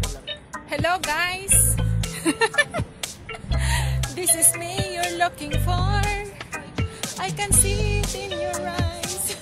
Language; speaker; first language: English; non-native, local second language; Cebuano